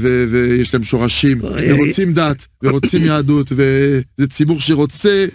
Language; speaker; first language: Hebrew; non-native, fluent; French